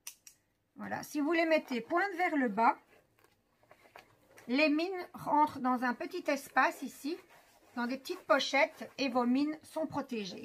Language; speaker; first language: French; native; French